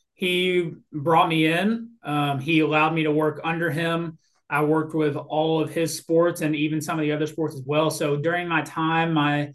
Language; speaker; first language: English; native; English